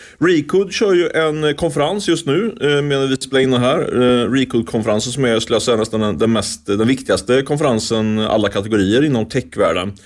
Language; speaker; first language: Swedish; native; Swedish